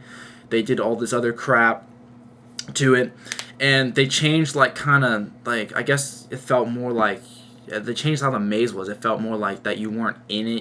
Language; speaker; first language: English; native; English